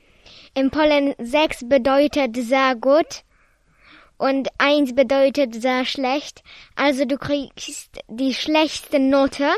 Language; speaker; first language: German; non-native, learner; Polish